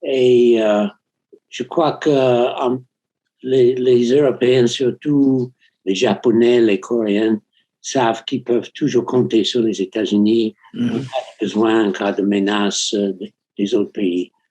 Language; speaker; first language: French; non-native, fluent; English